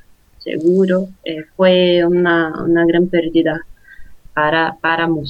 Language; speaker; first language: Spanish; non-native, fluent; Portuguese